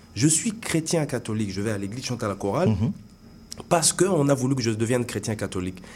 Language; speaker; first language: French; non-native, local second language; Lingala